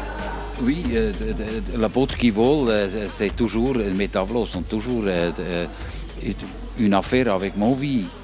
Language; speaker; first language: French; non-native, fluent; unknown